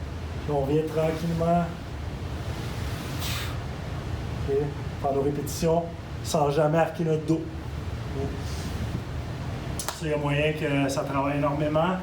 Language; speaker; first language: French; native; French